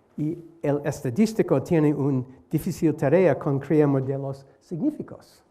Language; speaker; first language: Spanish; non-native, learner; English